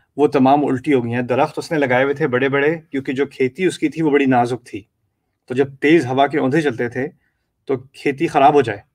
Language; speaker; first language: Urdu; native; Urdu